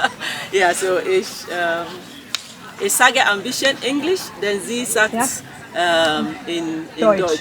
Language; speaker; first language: German; non-native, learner; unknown